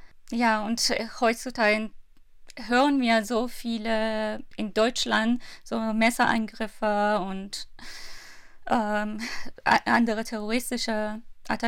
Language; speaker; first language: German; non-native, fluent; Persian